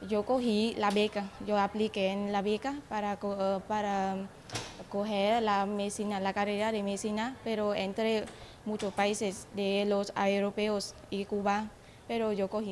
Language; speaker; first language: Spanish; non-native, learner; Vietnamese